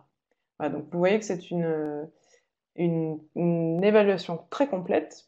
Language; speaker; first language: French; native; French